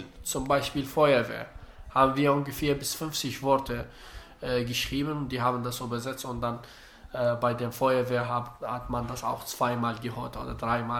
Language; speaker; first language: German; non-native, learner; Arabic